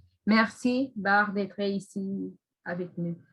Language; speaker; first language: French; non-native, fluent; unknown